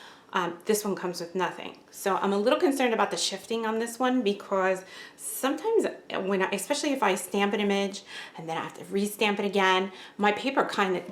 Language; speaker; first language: English; native; English